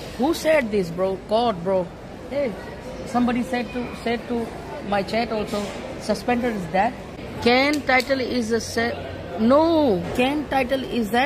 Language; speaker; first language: English; non-native, learner; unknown